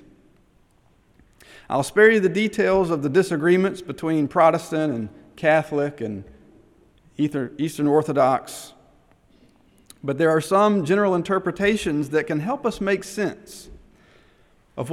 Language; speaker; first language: English; native; English